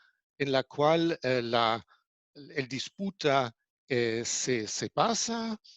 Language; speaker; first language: Spanish; non-native, fluent; German